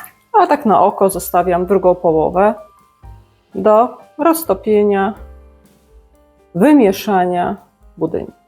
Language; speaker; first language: Polish; native; Polish